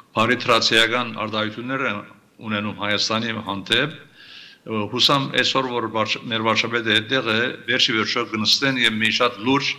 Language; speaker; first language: Armenian; early bilingual, heritage; Armenian